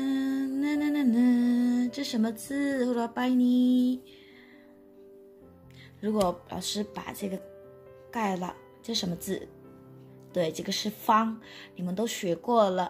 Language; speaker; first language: Chinese; non-native, fluent; Indonesian